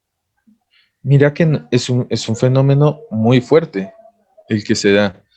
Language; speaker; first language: Spanish; native; Spanish